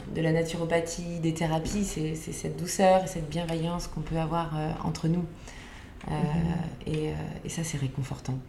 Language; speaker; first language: French; native; French